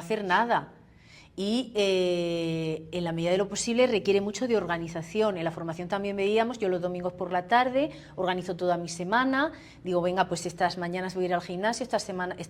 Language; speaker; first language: Spanish; native; Spanish